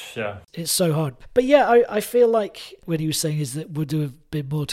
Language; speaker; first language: English; native; English